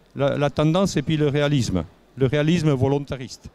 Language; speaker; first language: French; native; French